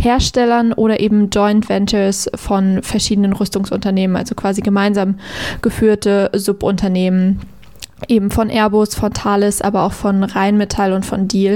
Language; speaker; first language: German; native; German